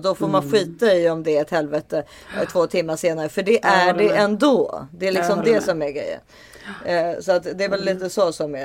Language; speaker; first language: Swedish; native; Swedish